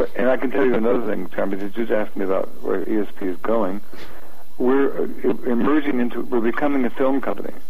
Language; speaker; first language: English; native; English